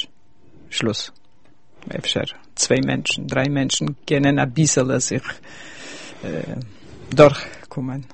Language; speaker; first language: German; early bilingual, heritage; Yiddish